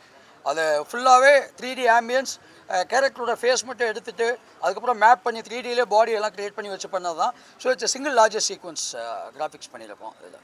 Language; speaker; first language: Tamil; native; Tamil